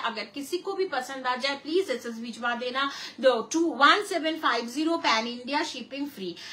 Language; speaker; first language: Hindi; non-native, local second language; Bangla